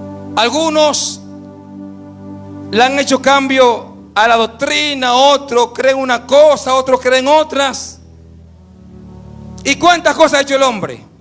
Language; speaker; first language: Spanish; native; Spanish